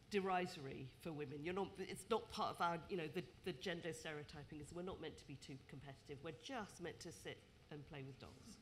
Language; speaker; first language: English; native; English